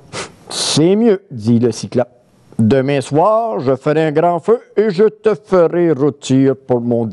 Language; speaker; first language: French; native; French